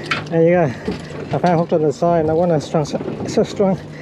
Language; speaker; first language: English; early bilingual, other home language; Vietnamese